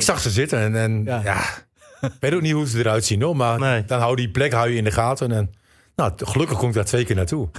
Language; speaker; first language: Dutch; native; Dutch